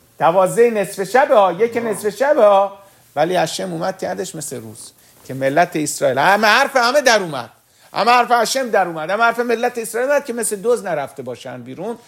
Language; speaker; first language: Persian; early bilingual, heritage; Persian